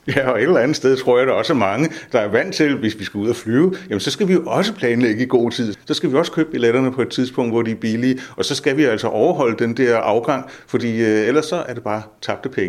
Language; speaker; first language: Danish; native; Danish